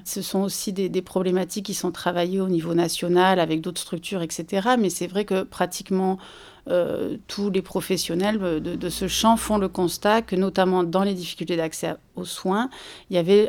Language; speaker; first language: French; native; French